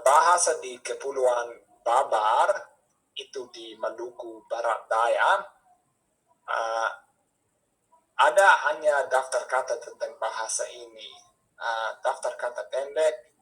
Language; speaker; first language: Indonesian; non-native, fluent; English